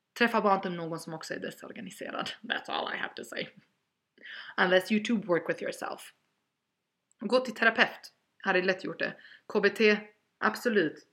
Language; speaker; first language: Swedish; early bilingual, other home language; Albanian